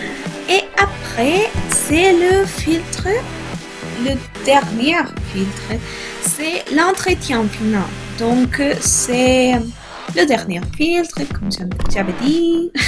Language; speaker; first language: French; non-native, learner; Spanish